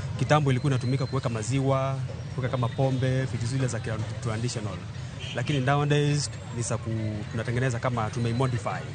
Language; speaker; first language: Swahili; non-native, local second language; Kamba